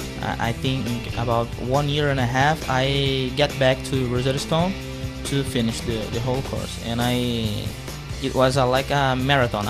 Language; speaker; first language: English; non-native, fluent; Portuguese